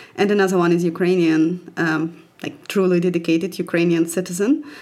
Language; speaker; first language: English; non-native, fluent; Ukrainian